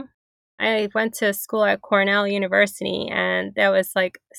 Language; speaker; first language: English; native; English